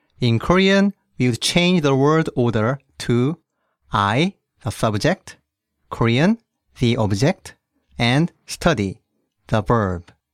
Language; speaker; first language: English; early bilingual, other home language; Korean